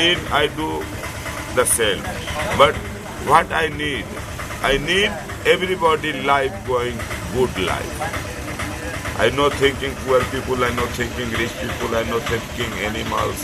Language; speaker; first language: English; non-native, learner; Hindi